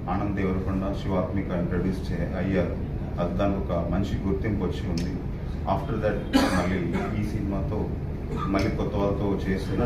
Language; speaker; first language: Telugu; native; Telugu